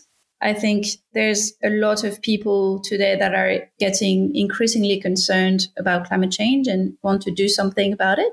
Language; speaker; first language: English; non-native, fluent; French